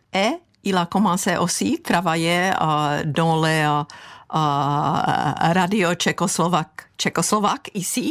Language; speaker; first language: French; non-native, fluent; Czech